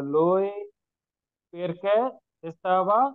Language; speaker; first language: Italian; non-native, learner; Bangla